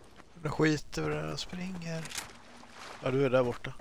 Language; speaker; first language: Swedish; native; Swedish